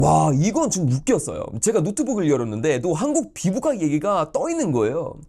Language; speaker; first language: Korean; non-native, fluent; Swedish